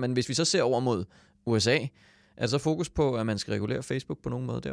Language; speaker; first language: Danish; native; Danish